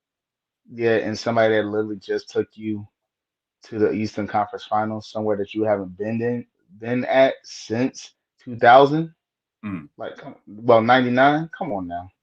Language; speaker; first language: English; native; English